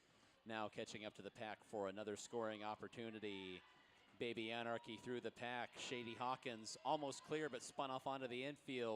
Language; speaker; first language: English; native; English